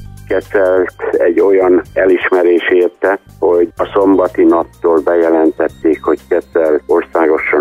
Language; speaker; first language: Hungarian; native; Hungarian